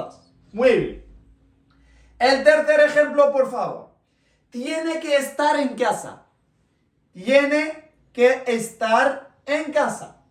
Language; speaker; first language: Spanish; non-native, local second language; Arabic